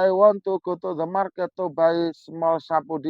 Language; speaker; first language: English; non-native, fluent; Indonesian